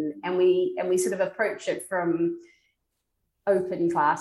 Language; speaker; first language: English; native; English